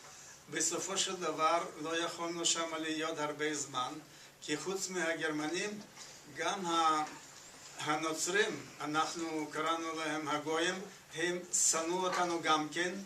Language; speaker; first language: Hebrew; non-native, fluent; Yiddish